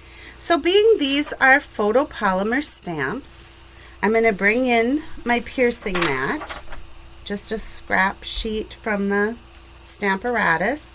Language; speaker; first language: English; native; English